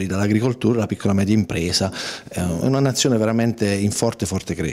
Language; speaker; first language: Italian; native; Italian